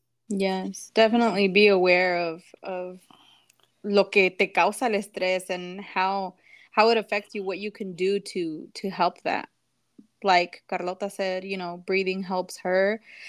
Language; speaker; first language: English; early bilingual, other home language; Spanish